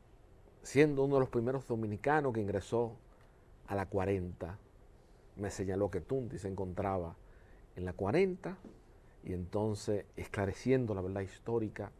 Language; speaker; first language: Spanish; native; Spanish